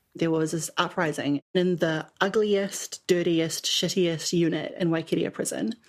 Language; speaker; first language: English; native; English